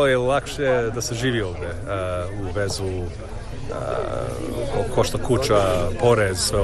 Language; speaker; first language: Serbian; early bilingual, heritage; Serbian